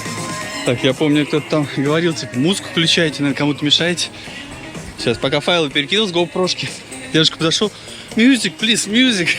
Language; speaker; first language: Russian; native; Russian